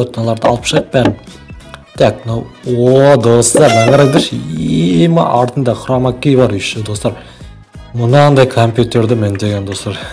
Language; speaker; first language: Kazakh; native; Kazakh